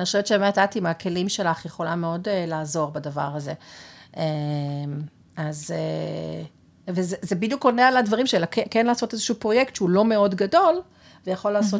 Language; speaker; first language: Hebrew; native; Hebrew